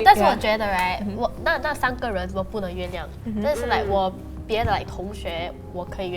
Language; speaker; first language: Chinese; non-native, local second language; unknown